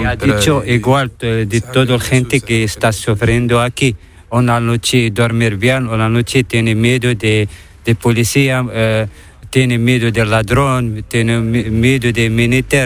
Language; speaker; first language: Spanish; non-native, learner; Arabic